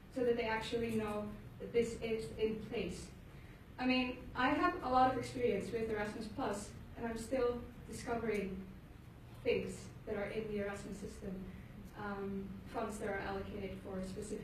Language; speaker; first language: English; non-native, fluent; Icelandic